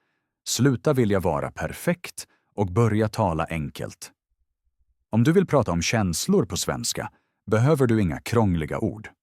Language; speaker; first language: Swedish; non-native, fluent; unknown